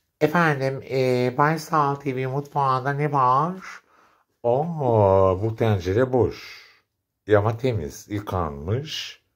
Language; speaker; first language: Turkish; native; Turkish